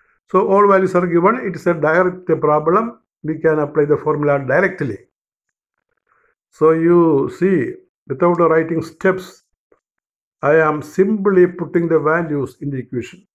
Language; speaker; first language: English; non-native, local second language; Malayalam